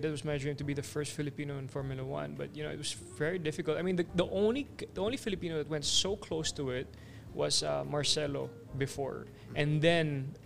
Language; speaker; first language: English; non-native, local second language; Cebuano